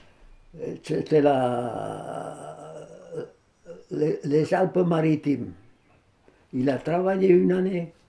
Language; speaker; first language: French; non-native, fluent; Spanish